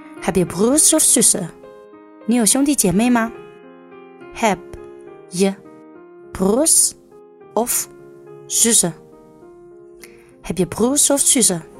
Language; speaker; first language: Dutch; non-native, learner; Chinese